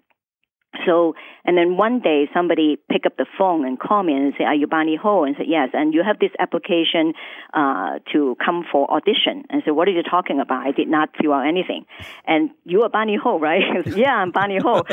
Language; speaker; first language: English; non-native, local second language; Cantonese